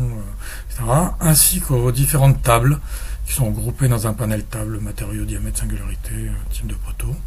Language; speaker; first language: French; native; French